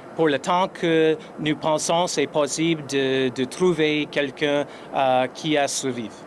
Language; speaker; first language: French; non-native, fluent; English